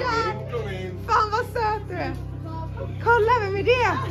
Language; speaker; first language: Swedish; native; Swedish